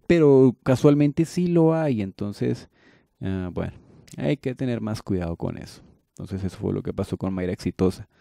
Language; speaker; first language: Spanish; native; Spanish